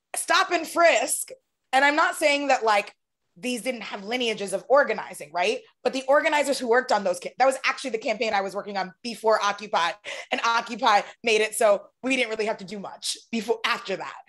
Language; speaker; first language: English; native; English